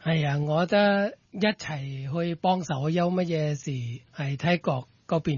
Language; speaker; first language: Cantonese; non-native, fluent; Thai